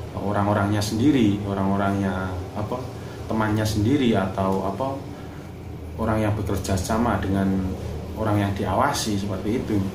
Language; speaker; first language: Indonesian; non-native, local second language; Javanese